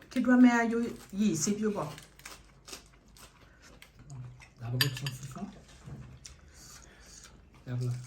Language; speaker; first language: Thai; native; Thai